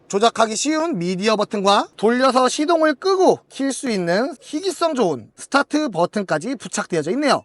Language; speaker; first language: Korean; native; Korean